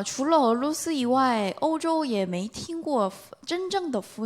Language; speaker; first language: Chinese; non-native, fluent; Korean